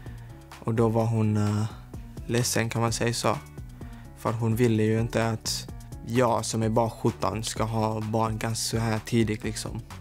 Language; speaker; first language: Swedish; non-native, learner; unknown